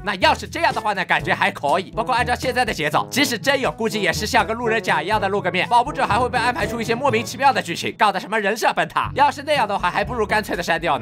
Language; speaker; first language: Chinese; native; Chinese